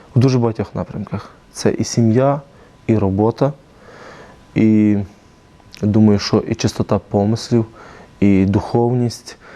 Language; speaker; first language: Ukrainian; native; Ukrainian